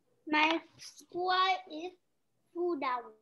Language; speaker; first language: English; non-native, learner; Vietnamese